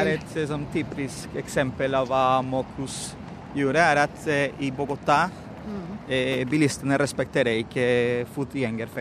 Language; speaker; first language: Norwegian; non-native, fluent; Spanish